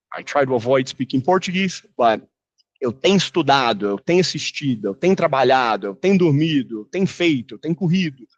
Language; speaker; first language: Portuguese; non-native, fluent; English